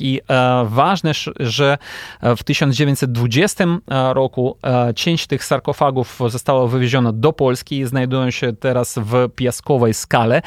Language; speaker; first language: Polish; non-native, fluent; Ukrainian